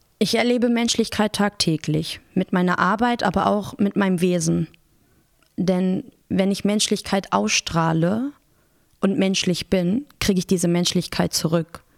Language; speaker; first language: German; early bilingual, other home language; Persian